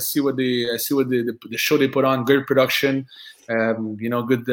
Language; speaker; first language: English; non-native, fluent; French